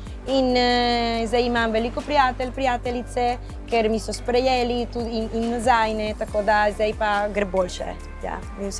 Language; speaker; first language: Slovenian; non-native, fluent; Spanish